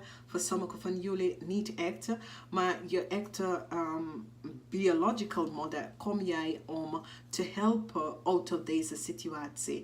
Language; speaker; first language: Dutch; non-native, fluent; English